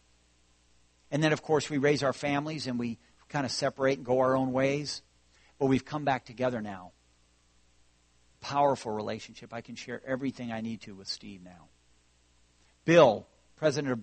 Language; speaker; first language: English; native; English